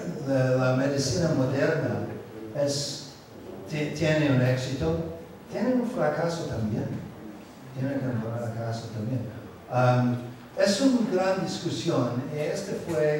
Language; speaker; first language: Spanish; non-native, fluent; English